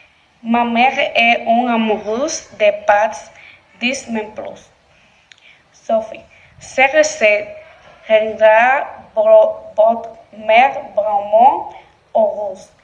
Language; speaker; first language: French; non-native, learner; Spanish